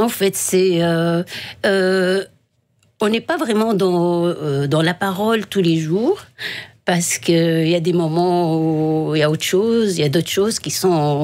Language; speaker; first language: French; non-native, local second language; Arabic